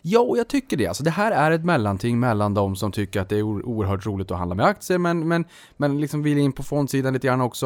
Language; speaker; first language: Swedish; native; Swedish